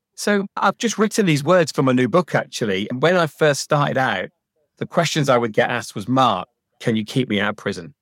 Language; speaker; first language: English; native; English